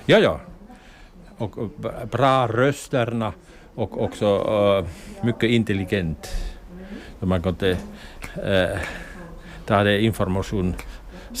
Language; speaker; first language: Swedish; non-native, local second language; Finnish